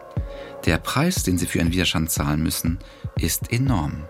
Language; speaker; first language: German; native; German